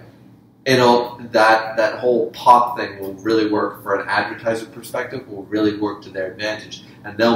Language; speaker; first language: English; native; English